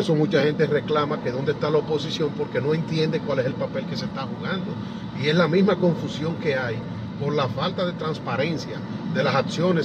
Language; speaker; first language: Spanish; native; Spanish